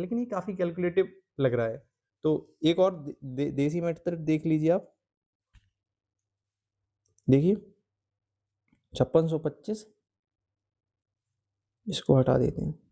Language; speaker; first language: Hindi; native; Hindi